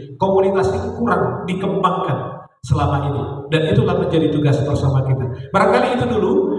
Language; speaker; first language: Indonesian; native; Indonesian